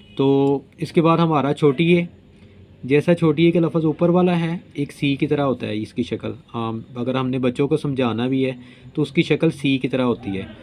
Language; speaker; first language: Urdu; non-native, local second language; Punjabi